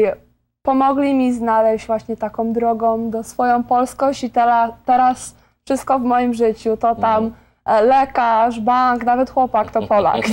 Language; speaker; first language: Polish; early bilingual, heritage; Polish